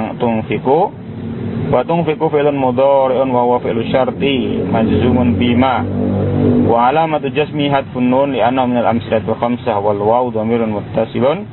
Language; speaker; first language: Arabic; non-native, fluent; Indonesian